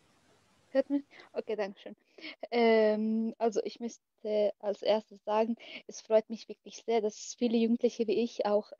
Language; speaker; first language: German; early bilingual, other home language; Arabic